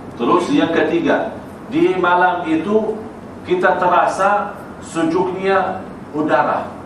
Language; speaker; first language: Malay; non-native, fluent; Arabic